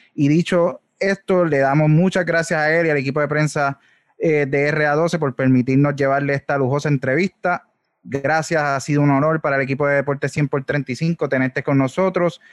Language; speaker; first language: Spanish; native; Spanish